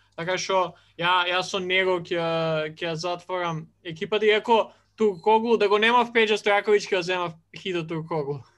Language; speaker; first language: Macedonian; native; Macedonian